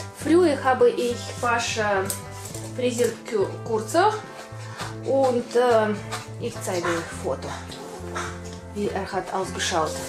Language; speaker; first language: German; non-native, learner; Russian